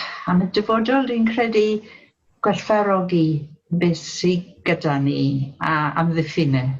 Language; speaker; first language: Welsh; non-native, local second language; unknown